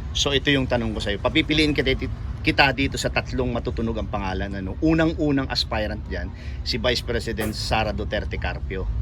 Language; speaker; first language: Filipino; native; Filipino